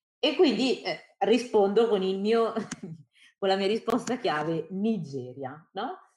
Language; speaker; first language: Italian; early bilingual, other home language; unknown